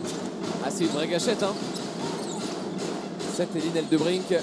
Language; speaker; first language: French; native; French